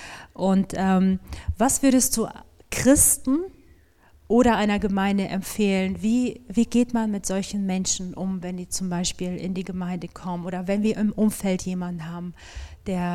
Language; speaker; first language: German; native; German